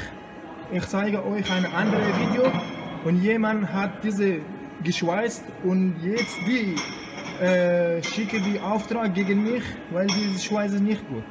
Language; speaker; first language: German; non-native, learner; Persian